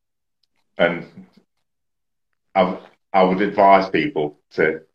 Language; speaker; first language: English; native; English